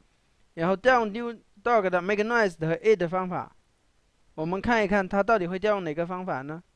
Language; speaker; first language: Chinese; native; Chinese